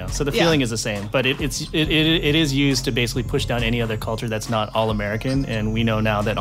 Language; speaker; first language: English; native; English